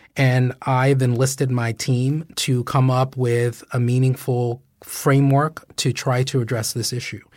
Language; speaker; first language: English; native; English